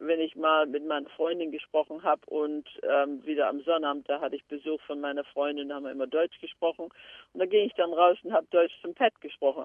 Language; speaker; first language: German; early bilingual, heritage; German